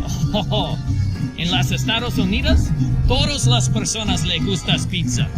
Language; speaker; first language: Spanish; non-native, learner; English